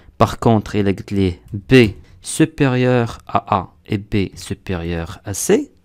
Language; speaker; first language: French; non-native, local second language; Arabic